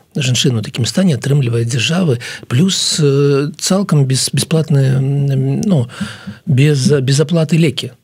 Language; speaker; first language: Belarusian; non-native, local second language; Russian